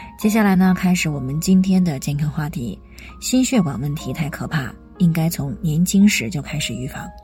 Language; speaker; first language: Chinese; native; Chinese